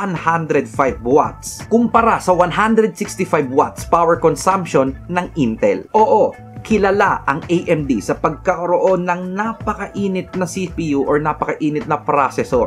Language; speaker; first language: Filipino; native; Filipino